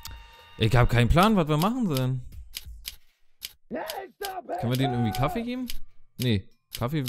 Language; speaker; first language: German; native; German